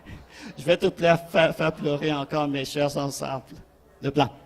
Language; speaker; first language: French; non-native, fluent; Vietnamese